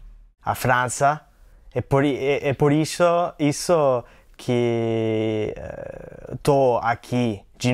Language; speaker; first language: Portuguese; non-native, learner; English